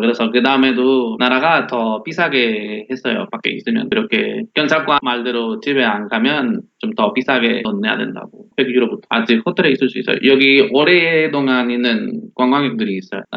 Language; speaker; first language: Korean; non-native, learner; Spanish